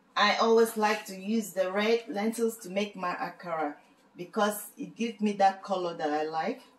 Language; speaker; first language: English; non-native, local second language; Igbo